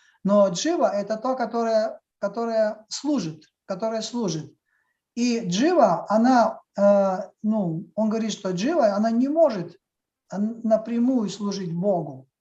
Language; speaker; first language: Russian; native; Russian